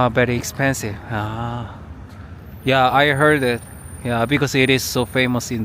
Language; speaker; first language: English; non-native, learner; Korean